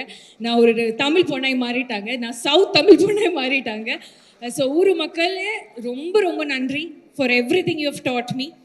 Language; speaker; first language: Tamil; non-native, learner; Malayalam